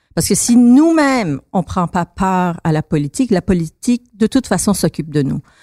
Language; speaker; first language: French; early bilingual, other home language; Persian